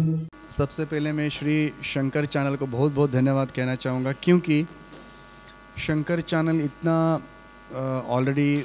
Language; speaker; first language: Hindi; non-native, local second language; Kannada